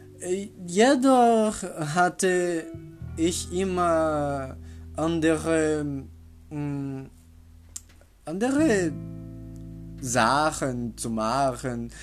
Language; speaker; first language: German; non-native, learner; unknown